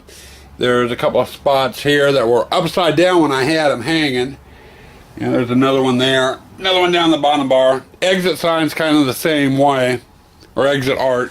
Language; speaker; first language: English; native; English